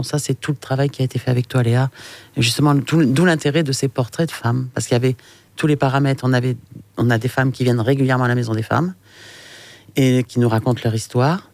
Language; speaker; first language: French; native; French